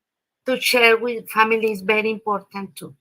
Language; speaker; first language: English; non-native, learner; Spanish